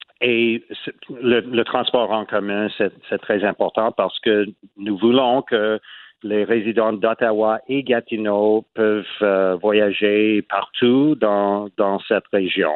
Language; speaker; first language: French; non-native, learner; English